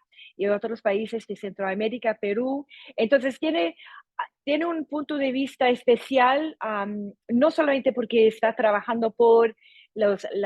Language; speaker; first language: Spanish; non-native, fluent; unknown